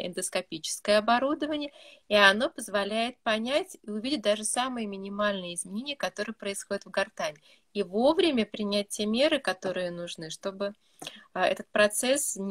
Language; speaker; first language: Russian; native; Russian